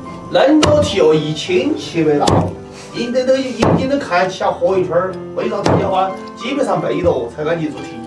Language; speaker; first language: Chinese; native; Chinese